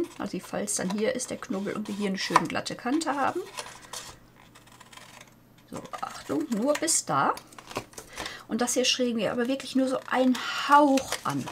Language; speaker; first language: German; native; German